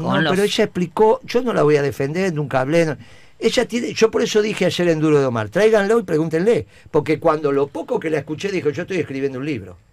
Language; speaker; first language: Spanish; native; Spanish